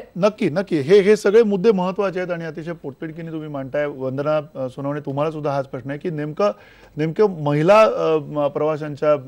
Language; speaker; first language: Marathi; native; Marathi